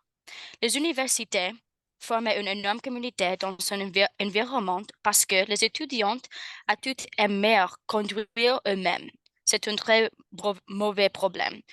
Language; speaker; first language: French; non-native, learner; English